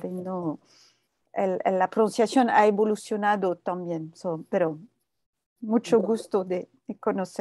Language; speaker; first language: Spanish; non-native, fluent; French